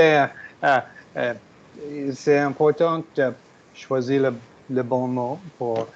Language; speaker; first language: French; non-native, learner; English